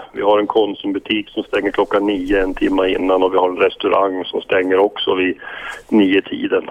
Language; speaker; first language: Swedish; native; Swedish